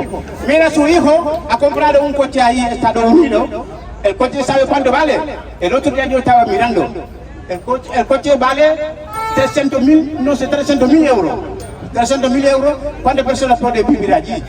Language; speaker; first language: Spanish; non-native, learner; Wolof